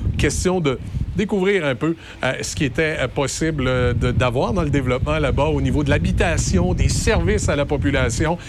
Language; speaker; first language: French; native; French